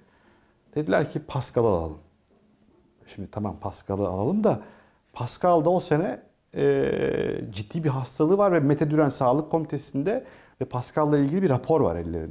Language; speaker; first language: Turkish; native; Turkish